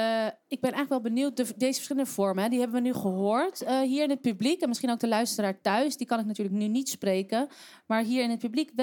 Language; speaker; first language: Dutch; native; Dutch